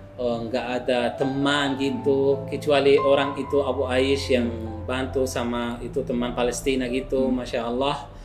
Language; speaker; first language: Indonesian; non-native, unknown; Arabic